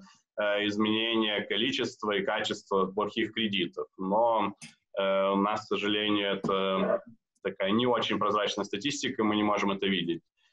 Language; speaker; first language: Russian; native; Russian